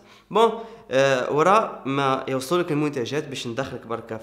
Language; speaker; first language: Arabic; native; Arabic